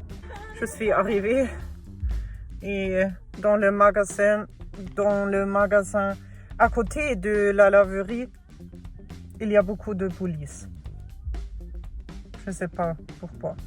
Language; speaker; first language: French; non-native, learner; German